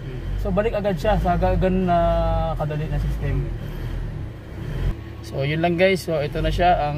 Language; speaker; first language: Filipino; native; Filipino